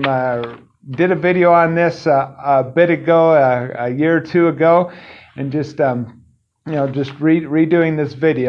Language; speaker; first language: English; native; English